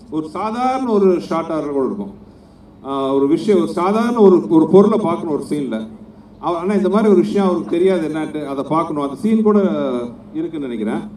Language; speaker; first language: Tamil; native; Tamil